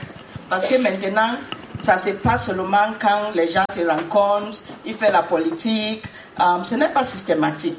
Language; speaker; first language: French; non-native, learner; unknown